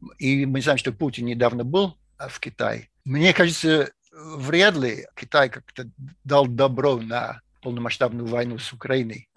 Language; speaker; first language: Russian; non-native, fluent; English